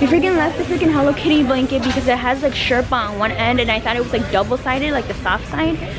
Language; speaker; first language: English; early bilingual, other home language; Spanish